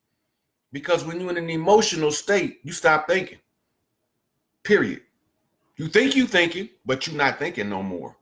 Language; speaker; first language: English; native; English